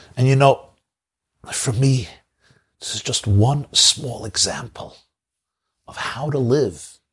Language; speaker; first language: English; native; English